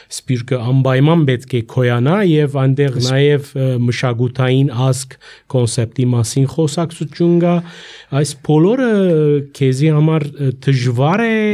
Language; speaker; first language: Armenian; early bilingual, heritage; Armenian